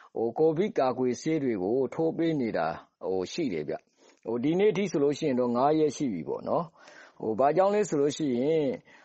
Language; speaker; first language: Burmese; native; Burmese